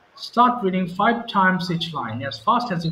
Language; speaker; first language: English; non-native, fluent; Bangla